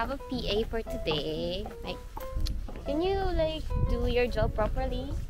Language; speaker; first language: English; non-native, local second language; Filipino